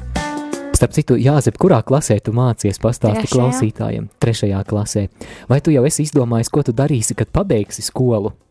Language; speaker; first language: Latvian; native; Latvian